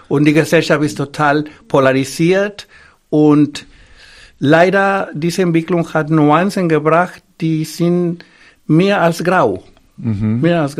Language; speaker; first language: German; non-native, fluent; Spanish